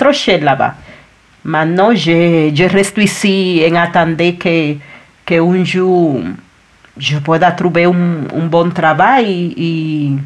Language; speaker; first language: French; non-native, learner; Spanish